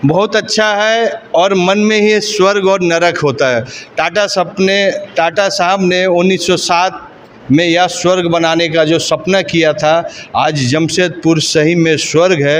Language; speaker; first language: Hindi; native; Hindi